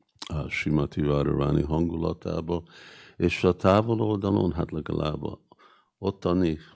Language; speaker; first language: Hungarian; early bilingual, heritage; Hungarian